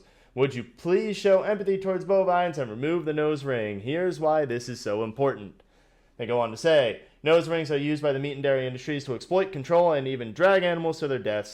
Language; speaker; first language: English; native; English